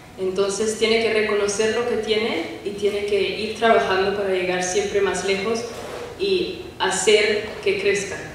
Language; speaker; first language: Spanish; non-native, fluent; Papiamento